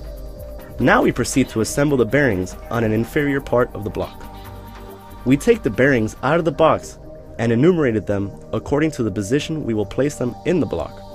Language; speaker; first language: English; non-native, fluent; Spanish